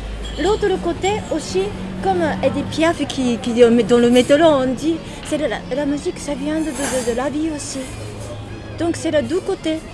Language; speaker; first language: French; non-native, learner; Japanese